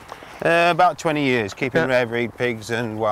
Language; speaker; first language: English; native; English